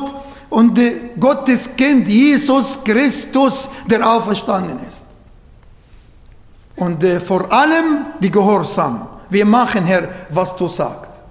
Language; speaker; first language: German; non-native, fluent; Arabic